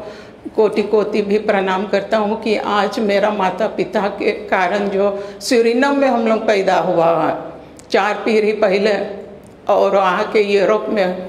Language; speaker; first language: Hindi; early bilingual, heritage; Caribbean Hindustani